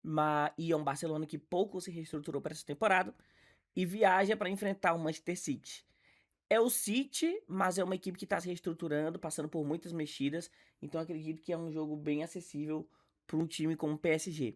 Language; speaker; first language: Portuguese; native; Portuguese